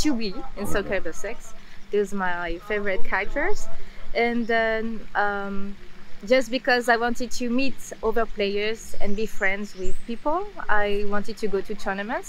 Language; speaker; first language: English; non-native, fluent; French